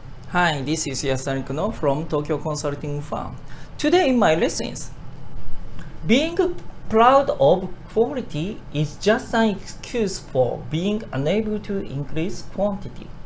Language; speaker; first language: English; non-native, fluent; Japanese